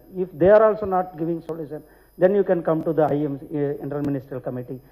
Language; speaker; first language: English; non-native, local second language; Tamil